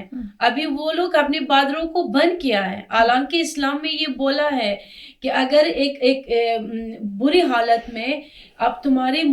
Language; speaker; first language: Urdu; non-native, fluent; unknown